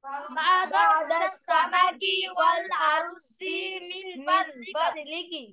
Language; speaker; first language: Arabic; non-native, learner; Bangla